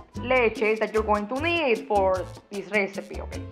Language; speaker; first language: English; early bilingual, other home language; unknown